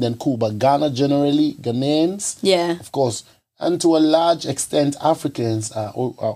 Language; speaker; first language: English; non-native, local second language; Ewe